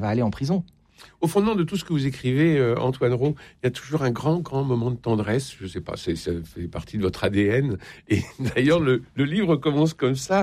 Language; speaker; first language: French; native; French